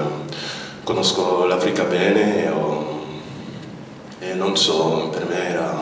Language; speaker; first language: Italian; non-native, fluent; French